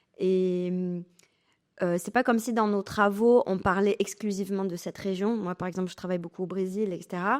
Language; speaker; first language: French; early bilingual, other home language; English